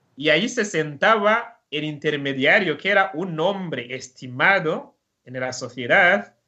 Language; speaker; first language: Spanish; non-native, fluent; Rundi